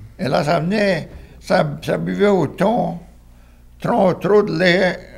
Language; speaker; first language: French; native; French